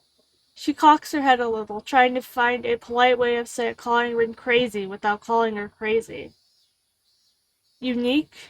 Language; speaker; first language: English; native; English